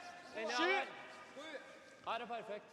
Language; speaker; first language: Norwegian; native; Norwegian